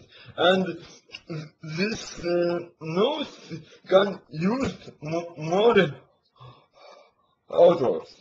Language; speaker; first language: English; non-native, learner; Latvian